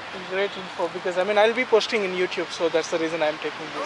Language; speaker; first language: English; non-native, local second language; Telugu